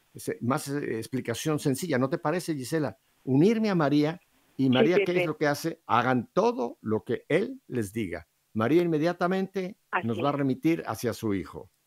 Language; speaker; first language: Spanish; native; Spanish